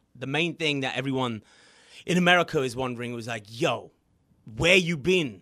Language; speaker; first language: English; native; English